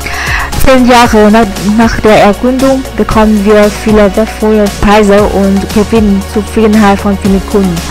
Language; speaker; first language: German; non-native, fluent; Vietnamese